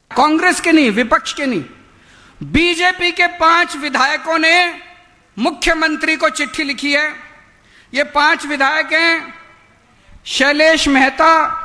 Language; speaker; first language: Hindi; native; Hindi